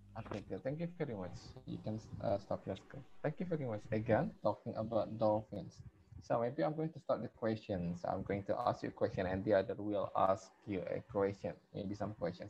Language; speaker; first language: English; non-native, fluent; Indonesian